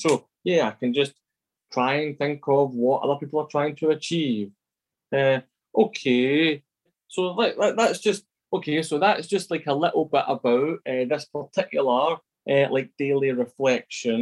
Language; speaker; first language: English; native; English